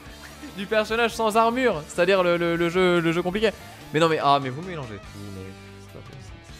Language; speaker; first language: French; native; French